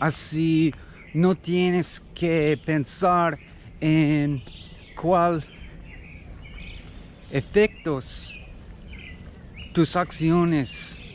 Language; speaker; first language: Spanish; non-native, learner; English